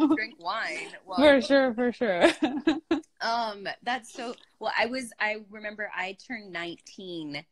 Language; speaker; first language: English; native; English